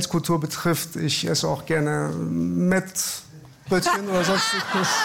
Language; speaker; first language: German; early bilingual, other home language; Persian